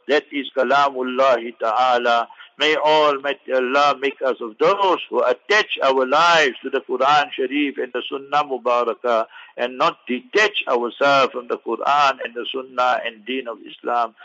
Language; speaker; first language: English; native; English